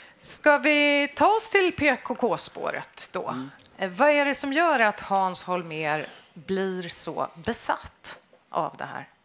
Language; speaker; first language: Swedish; native; Swedish